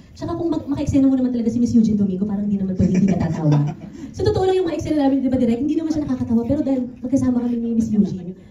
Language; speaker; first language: Filipino; native; Filipino